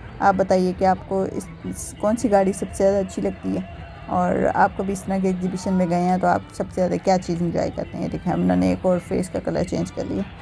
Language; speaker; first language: Urdu; native; Urdu